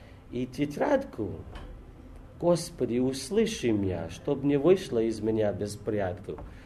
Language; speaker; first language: Russian; non-native, fluent; English